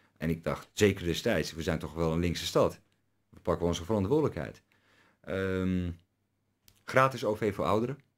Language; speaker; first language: Dutch; early bilingual, other home language; Turkish